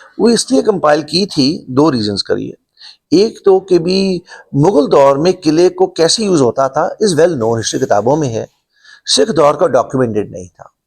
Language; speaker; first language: Hindi; non-native, local second language; Punjabi